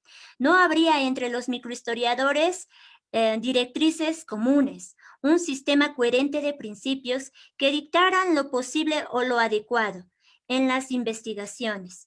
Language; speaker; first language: Spanish; native; Spanish